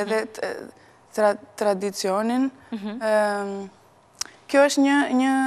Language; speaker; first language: Albanian; early bilingual, heritage; Albanian